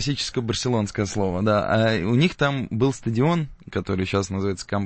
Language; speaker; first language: Russian; native; Russian